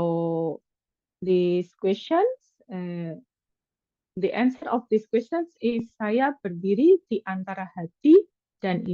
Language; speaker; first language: English; non-native, fluent; Indonesian